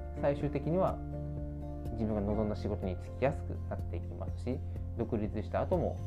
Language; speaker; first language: Japanese; native; Japanese